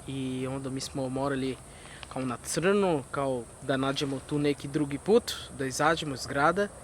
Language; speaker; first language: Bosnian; non-native, fluent; Portuguese